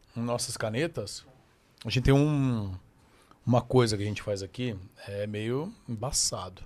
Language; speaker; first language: Portuguese; native; Portuguese